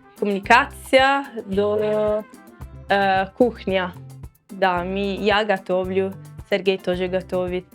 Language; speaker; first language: Russian; non-native, learner; Italian